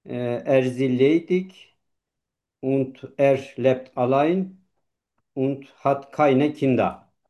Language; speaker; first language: German; non-native, learner; Turkish